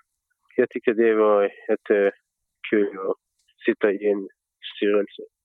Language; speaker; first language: Swedish; non-native, fluent; Persian